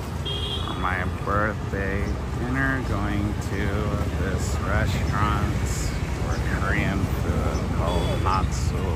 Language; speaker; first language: English; non-native, fluent; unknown